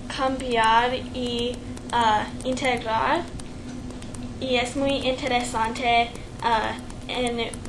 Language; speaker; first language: Spanish; non-native, learner; English